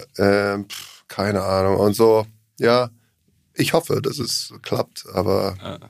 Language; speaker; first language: German; non-native, learner; English